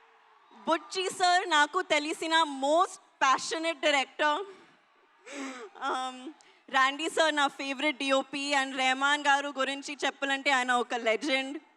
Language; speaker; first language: Telugu; non-native, learner; Hindi